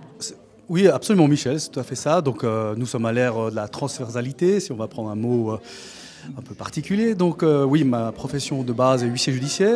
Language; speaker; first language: French; native; French